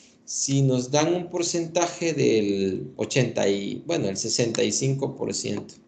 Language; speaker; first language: Spanish; native; Spanish